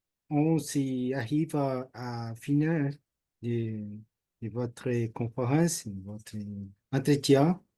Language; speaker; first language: French; non-native, learner; Portuguese